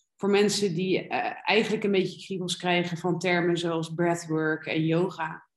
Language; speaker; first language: Dutch; native; Dutch